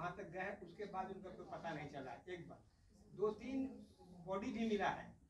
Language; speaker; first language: Hindi; native; Hindi